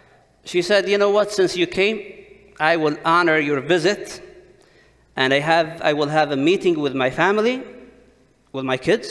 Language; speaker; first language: English; non-native, fluent; Arabic